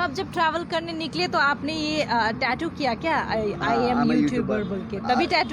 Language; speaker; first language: Hindi; native; Hindi